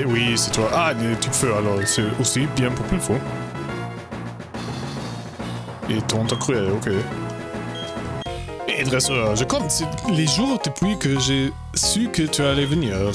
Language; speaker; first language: French; non-native, learner; German